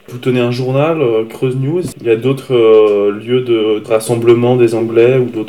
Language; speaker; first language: French; native; French